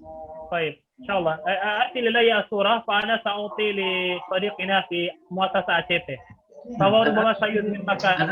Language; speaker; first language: Arabic; non-native, fluent; Indonesian